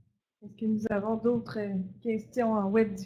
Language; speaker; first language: French; native; French